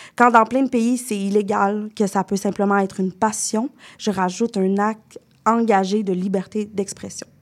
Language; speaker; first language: French; native; French